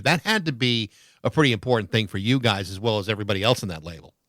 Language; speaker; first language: English; native; English